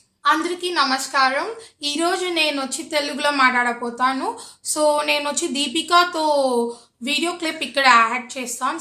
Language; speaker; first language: Telugu; native; Telugu